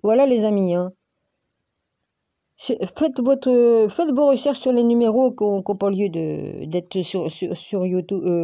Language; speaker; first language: French; native; French